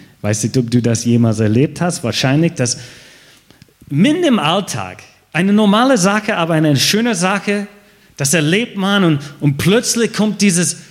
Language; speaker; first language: German; non-native, fluent; English